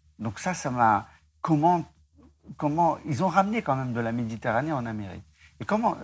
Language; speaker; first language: French; non-native, local second language; Arabic